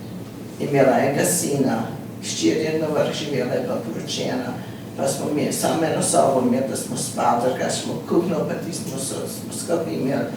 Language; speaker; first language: Slovenian; early bilingual, heritage; Slovenian